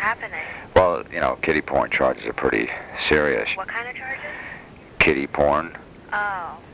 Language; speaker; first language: English; native; English